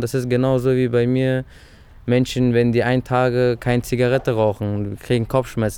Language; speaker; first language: German; early bilingual, other home language; Persian